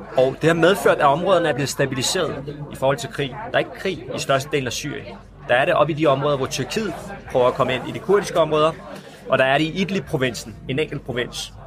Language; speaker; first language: Danish; early bilingual, other home language; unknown